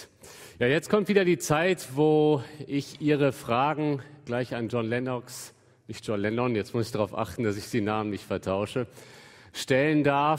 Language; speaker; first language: German; native; German